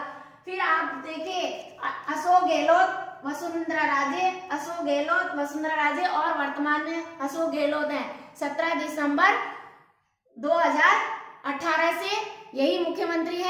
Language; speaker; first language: Hindi; native; Hindi